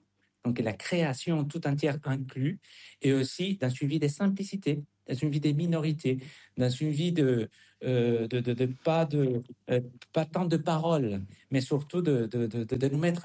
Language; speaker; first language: French; non-native, fluent; Spanish